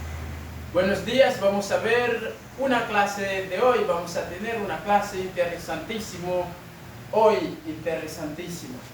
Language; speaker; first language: Spanish; non-native, fluent; French